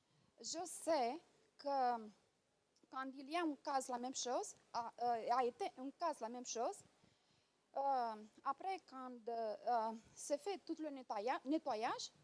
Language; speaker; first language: French; non-native, learner; Romanian